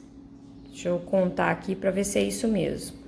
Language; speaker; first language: Portuguese; native; Portuguese